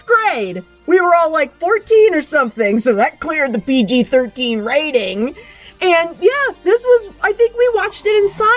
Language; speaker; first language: English; native; English